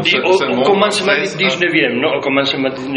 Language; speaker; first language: French; non-native, fluent; Spanish